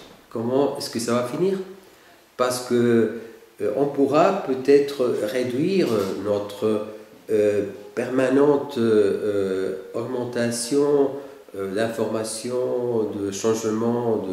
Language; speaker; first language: French; non-native, fluent; Spanish